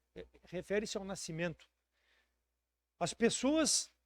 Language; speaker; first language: Portuguese; native; Portuguese